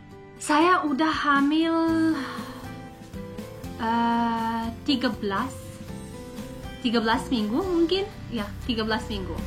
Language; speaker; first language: Indonesian; non-native, learner; English